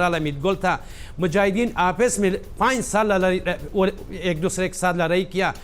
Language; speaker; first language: Hindi; non-native, learner; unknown